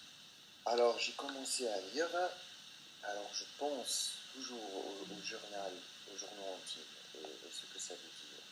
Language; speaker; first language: French; non-native, learner; English